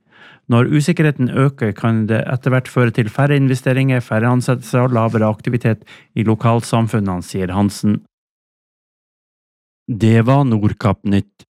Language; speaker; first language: Norwegian; native; Norwegian